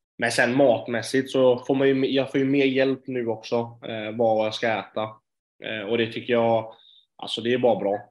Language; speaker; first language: Swedish; native; Swedish